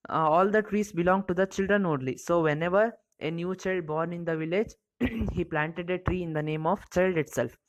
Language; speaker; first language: English; non-native, local second language; Kannada